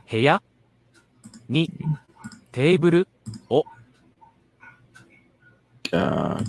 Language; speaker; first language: Japanese; non-native, learner; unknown